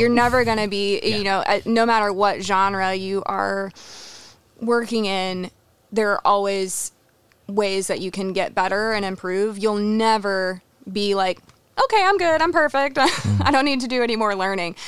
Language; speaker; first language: English; native; English